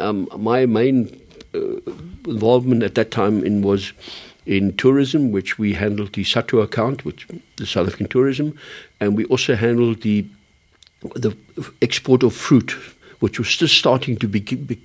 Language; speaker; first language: English; early bilingual, other home language; German